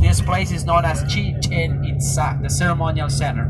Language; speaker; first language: English; non-native, fluent; Spanish